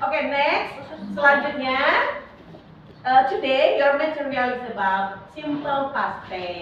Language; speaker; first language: English; non-native, learner; Indonesian